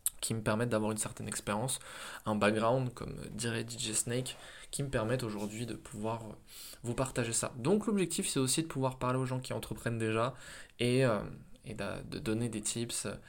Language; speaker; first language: French; native; French